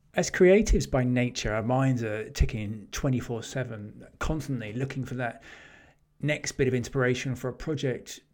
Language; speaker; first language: English; native; English